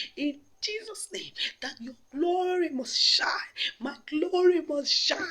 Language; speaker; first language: English; non-native, local second language; Yoruba